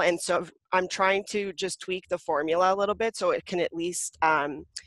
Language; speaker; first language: English; native; English